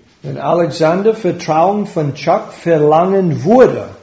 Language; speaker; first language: German; non-native, fluent; English